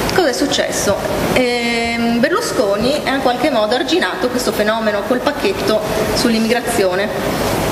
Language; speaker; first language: Italian; early bilingual, other home language; Arabic